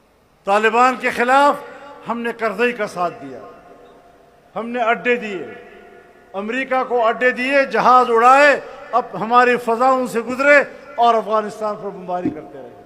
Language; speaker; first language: Urdu; non-native, local second language; Pashto